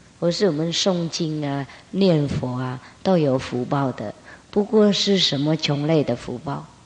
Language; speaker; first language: Chinese; non-native, fluent; Vietnamese